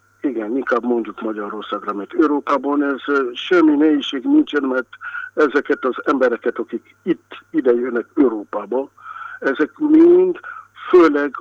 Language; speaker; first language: Hungarian; non-native, fluent; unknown